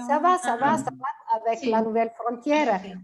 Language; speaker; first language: French; non-native, fluent; Italian